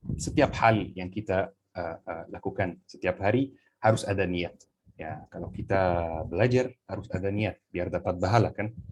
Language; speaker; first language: Indonesian; non-native, fluent; Arabic